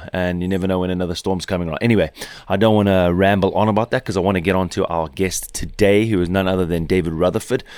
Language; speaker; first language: English; native; English